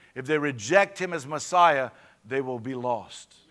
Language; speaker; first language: English; native; English